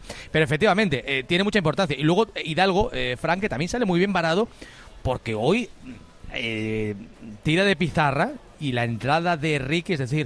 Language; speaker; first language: Spanish; native; Spanish